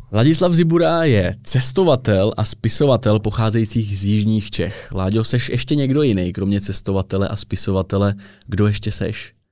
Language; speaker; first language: Czech; native; Czech